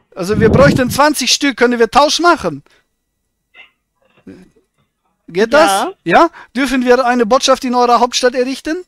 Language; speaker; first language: German; native; German